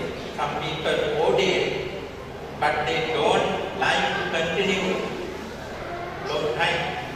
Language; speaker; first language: English; non-native, learner; Sinhala